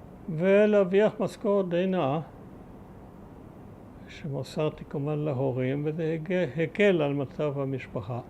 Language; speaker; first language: Hebrew; early bilingual, other home language; German